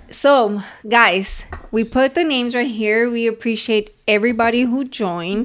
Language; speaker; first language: English; early bilingual, other home language; Spanish